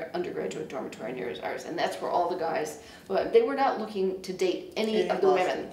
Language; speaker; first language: English; native; English